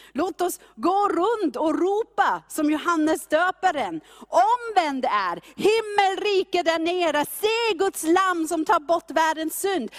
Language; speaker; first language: Swedish; non-native, fluent; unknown